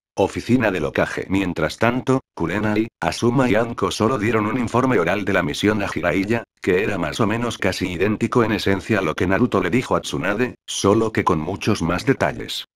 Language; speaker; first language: Spanish; native; Spanish